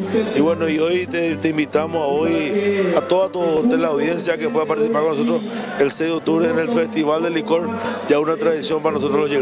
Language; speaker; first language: Spanish; native; Spanish